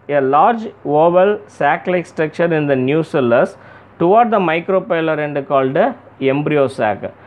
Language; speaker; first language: English; non-native, local second language; Tamil